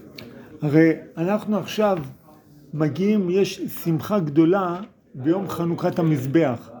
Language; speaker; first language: Hebrew; non-native, fluent; English